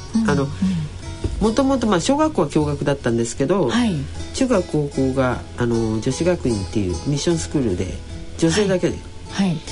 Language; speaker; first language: Japanese; native; Japanese